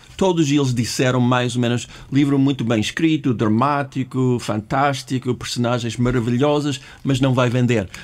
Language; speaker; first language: Portuguese; non-native, fluent; English